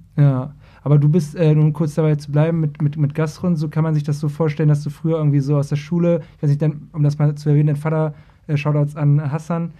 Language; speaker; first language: German; native; German